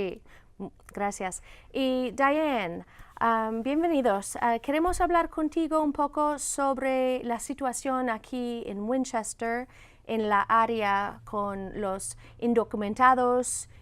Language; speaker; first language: Spanish; non-native, fluent; English